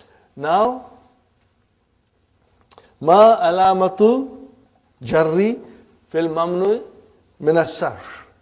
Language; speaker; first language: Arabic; non-native, fluent; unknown